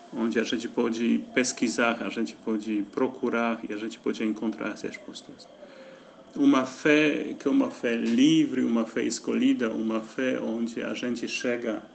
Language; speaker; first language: Portuguese; non-native, fluent; Polish